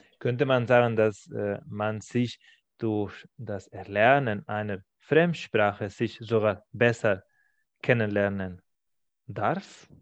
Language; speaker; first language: German; non-native, fluent; Spanish